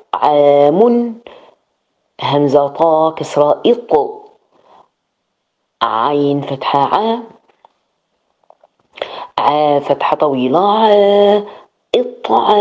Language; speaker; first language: Arabic; non-native, learner; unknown